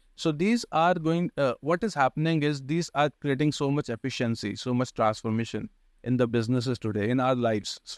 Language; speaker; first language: English; non-native, local second language; Hindi